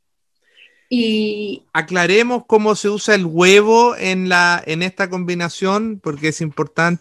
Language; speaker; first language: Spanish; non-native, fluent; Italian